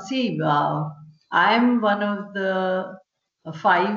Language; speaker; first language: English; non-native, local second language; Gujarati